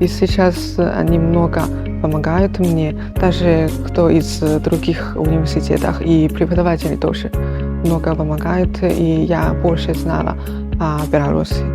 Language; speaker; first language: Russian; non-native, fluent; Chinese